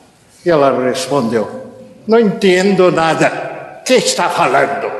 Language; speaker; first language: Portuguese; early bilingual, other home language; Japanese